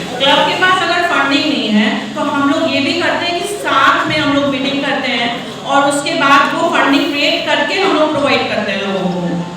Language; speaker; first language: Hindi; native; Hindi